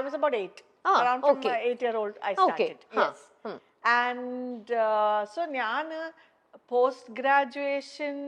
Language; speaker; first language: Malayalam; non-native, fluent; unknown